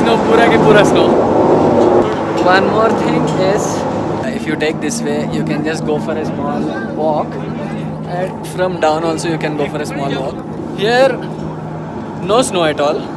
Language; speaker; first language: English; non-native, local second language; Telugu